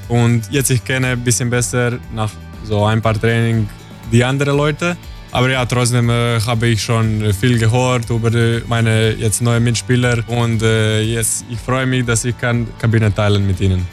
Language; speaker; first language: German; non-native, learner; Croatian